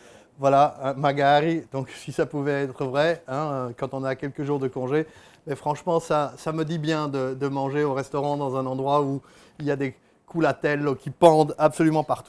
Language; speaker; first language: French; native; French